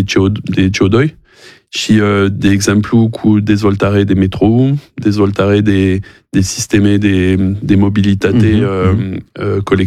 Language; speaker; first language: Romanian; non-native, fluent; French